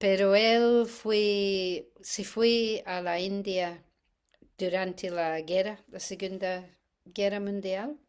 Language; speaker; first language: Spanish; non-native, fluent; English